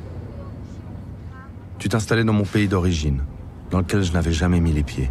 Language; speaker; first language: French; early bilingual, other home language; Arabic